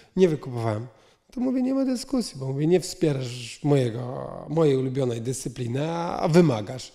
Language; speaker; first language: Polish; native; Polish